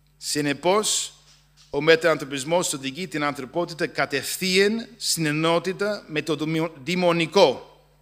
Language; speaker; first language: Greek; non-native, fluent; English